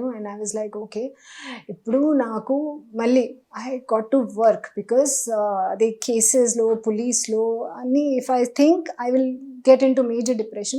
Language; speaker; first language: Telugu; non-native, learner; Hindi